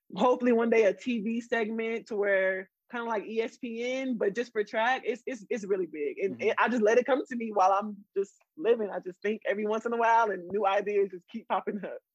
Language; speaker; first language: English; native; English